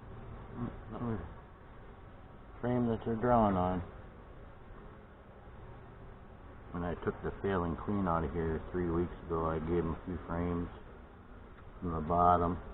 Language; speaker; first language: English; native; English